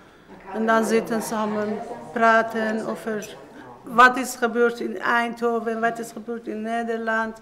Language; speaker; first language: Dutch; non-native, learner; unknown